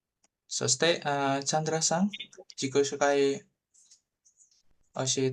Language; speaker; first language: Japanese; non-native, learner; Indonesian